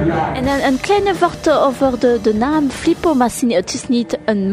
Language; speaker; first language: Dutch; non-native, local second language; French